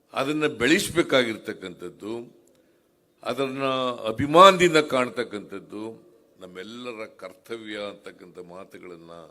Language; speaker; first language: Kannada; native; Kannada